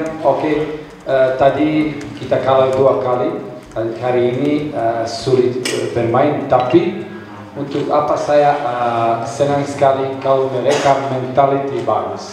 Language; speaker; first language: Indonesian; non-native, learner; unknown